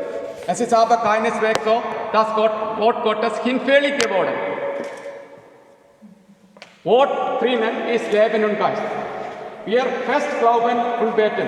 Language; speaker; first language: German; non-native, learner; Malayalam